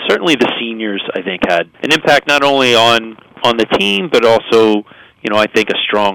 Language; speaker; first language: English; native; English